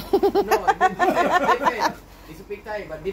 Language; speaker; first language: English; non-native, learner; Thai